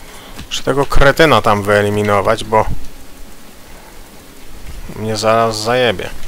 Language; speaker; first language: Polish; native; Polish